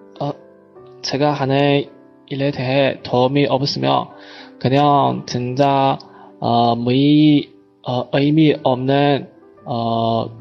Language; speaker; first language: Korean; non-native, learner; Chinese